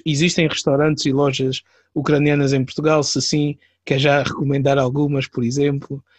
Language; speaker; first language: Portuguese; native; Portuguese